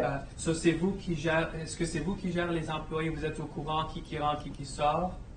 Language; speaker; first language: French; non-native, fluent; English